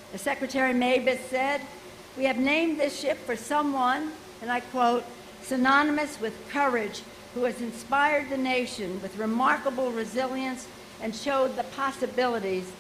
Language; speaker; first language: English; native; English